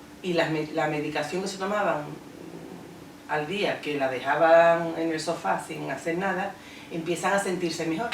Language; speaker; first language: Spanish; native; Spanish